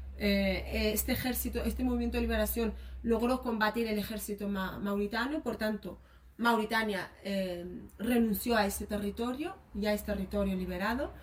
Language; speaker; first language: Spanish; early bilingual, other home language; Arabic